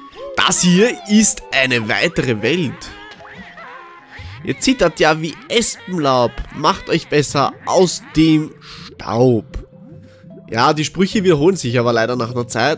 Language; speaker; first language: German; native; German